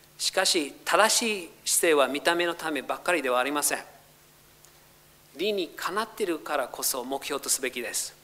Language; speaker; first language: Japanese; non-native, fluent; English